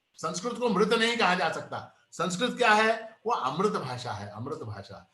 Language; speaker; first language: Hindi; non-native, local second language; Kannada